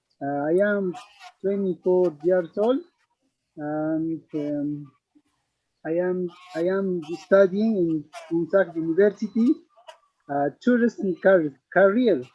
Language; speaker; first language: English; non-native, learner; Spanish